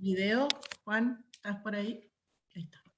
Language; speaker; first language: Spanish; native; Spanish